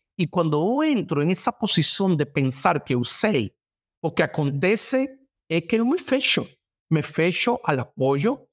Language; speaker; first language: Portuguese; non-native, learner; Spanish